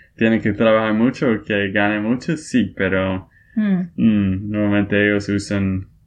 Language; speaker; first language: Spanish; non-native, fluent; English